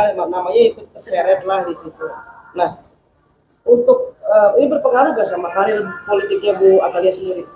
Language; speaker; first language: Indonesian; native; Indonesian